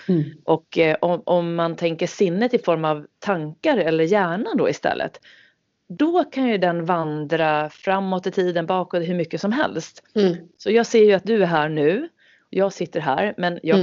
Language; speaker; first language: Swedish; native; Swedish